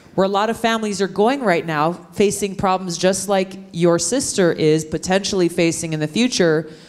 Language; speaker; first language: English; native; English